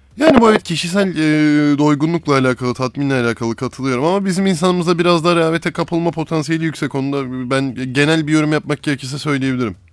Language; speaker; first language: Turkish; native; Turkish